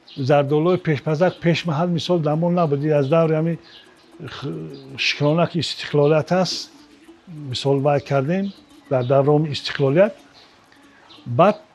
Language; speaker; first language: Tajik; native; Tajik